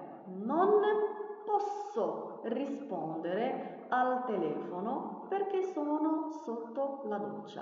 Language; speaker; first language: Italian; non-native, fluent; Arabic